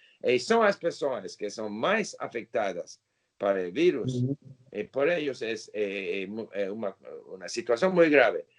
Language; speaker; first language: Portuguese; non-native, learner; English